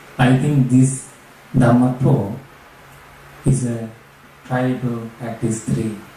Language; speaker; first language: English; non-native, learner; Sinhala